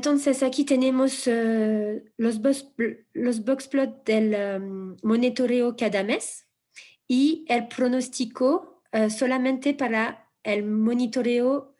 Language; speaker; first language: Spanish; non-native, fluent; French